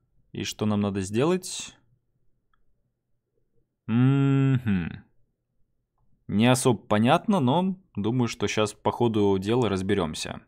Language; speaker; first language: Russian; native; Russian